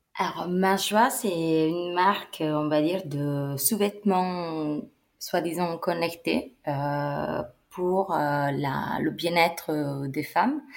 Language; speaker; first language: French; non-native, fluent; Italian